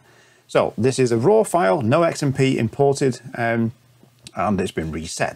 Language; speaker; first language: English; native; English